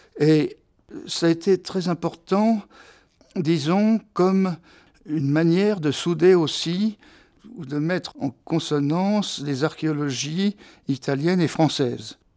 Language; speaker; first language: French; non-native, fluent; Italian